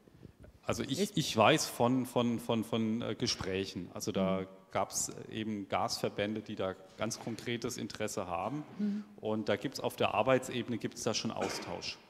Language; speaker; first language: German; native; German